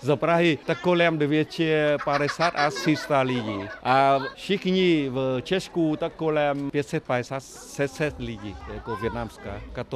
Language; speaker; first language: Czech; non-native, learner; Vietnamese